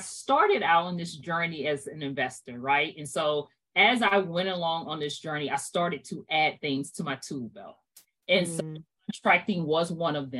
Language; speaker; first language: English; native; English